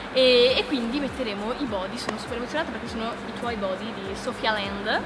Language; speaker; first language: Italian; native; Italian